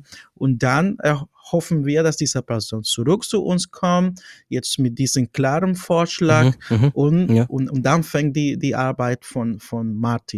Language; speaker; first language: German; non-native, fluent; Spanish